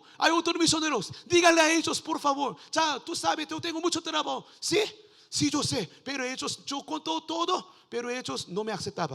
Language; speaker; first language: Spanish; non-native, learner; Korean